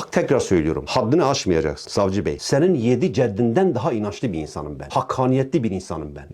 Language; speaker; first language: Turkish; non-native, local second language; Kurdish